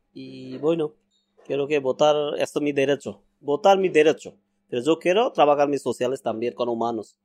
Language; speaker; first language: Spanish; non-native, learner; Bangla